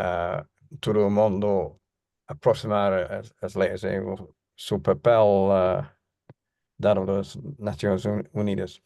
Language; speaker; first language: Portuguese; non-native, fluent; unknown